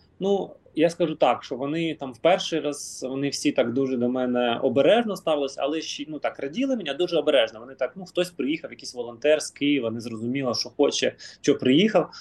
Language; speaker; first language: Ukrainian; non-native, local second language; Russian